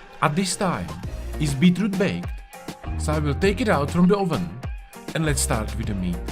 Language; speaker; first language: English; non-native, fluent; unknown